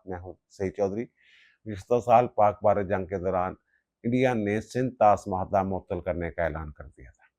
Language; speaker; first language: Urdu; non-native, local second language; Punjabi